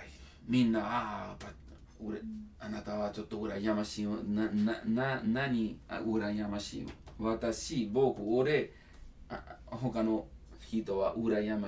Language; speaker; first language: Japanese; non-native, learner; Italian